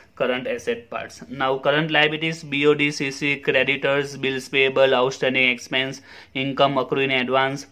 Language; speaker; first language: English; non-native, local second language; Gujarati